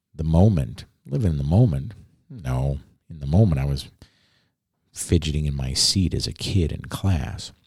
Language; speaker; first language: English; native; English